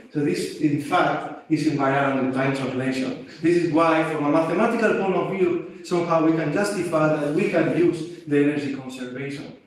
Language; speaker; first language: English; non-native, fluent; Spanish